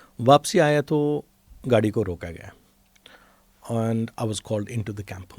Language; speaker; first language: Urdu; non-native, local second language; Kashmiri